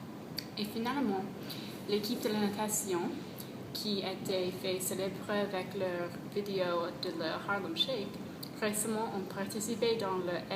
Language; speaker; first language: French; non-native, learner; English